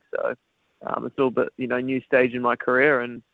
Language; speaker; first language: English; native; English